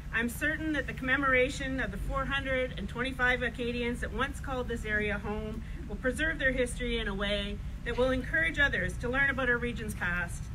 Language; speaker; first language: English; native; English